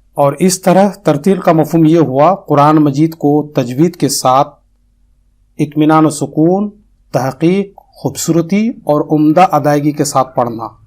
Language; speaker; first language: Urdu; native; Urdu